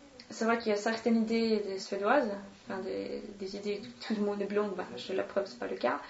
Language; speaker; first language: French; non-native, fluent; Swedish